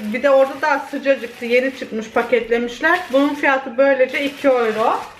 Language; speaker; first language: Turkish; early bilingual, other home language; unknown